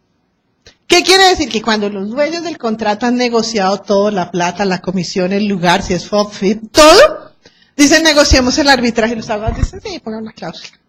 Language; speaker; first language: Spanish; native; Spanish